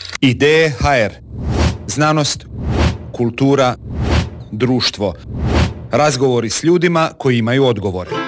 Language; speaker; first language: Croatian; native; Croatian